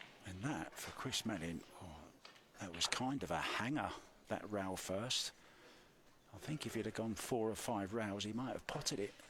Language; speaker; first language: English; native; English